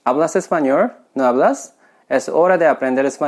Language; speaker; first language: Spanish; non-native, fluent; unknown